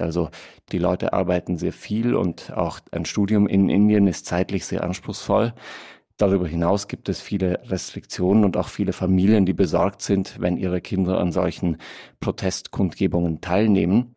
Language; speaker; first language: German; native; German